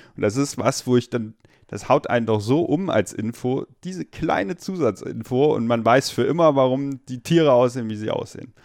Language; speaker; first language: German; native; German